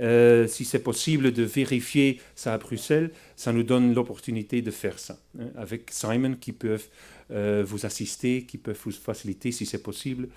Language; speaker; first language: French; non-native, fluent; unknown